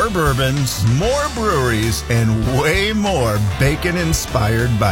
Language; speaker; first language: English; native; English